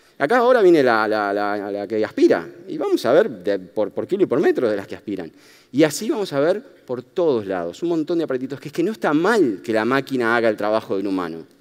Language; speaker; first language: Spanish; native; Spanish